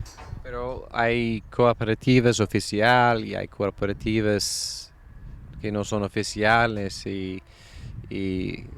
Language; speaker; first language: Spanish; non-native, learner; English